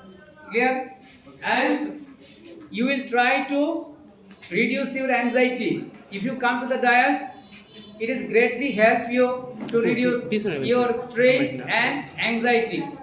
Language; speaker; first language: English; non-native, learner; Bangla